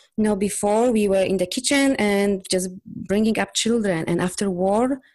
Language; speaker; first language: English; non-native, fluent; Polish